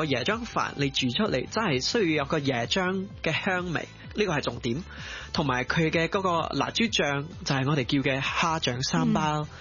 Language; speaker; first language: Cantonese; early bilingual, heritage; Cantonese